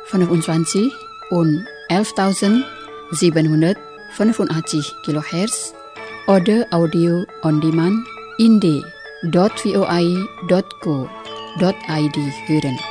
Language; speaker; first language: German; non-native, fluent; Indonesian